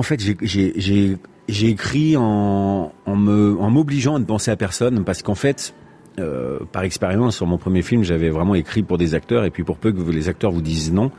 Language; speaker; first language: French; native; French